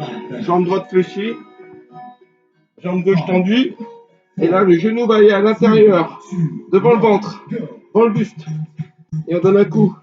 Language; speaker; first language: French; native; French